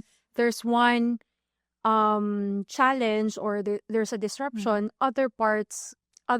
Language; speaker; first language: English; non-native, local second language; Filipino